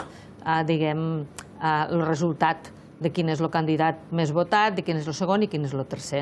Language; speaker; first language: Catalan; native; Catalan